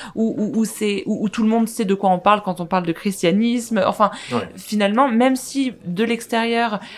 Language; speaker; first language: French; native; French